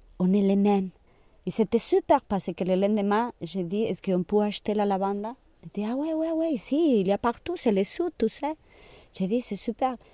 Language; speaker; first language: French; non-native, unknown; Spanish